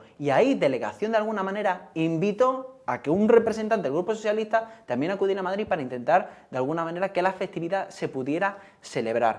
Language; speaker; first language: Spanish; native; Spanish